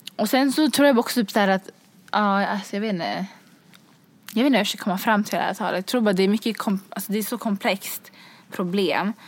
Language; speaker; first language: Swedish; early bilingual, other home language; Kurdish